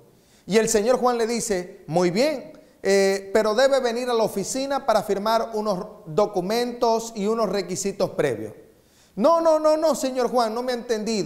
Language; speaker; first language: Spanish; native; Spanish